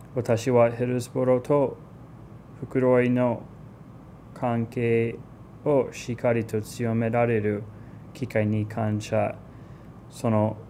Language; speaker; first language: Japanese; non-native, fluent; English